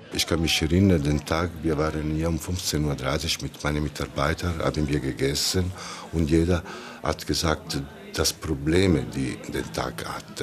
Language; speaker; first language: German; non-native, fluent; Italian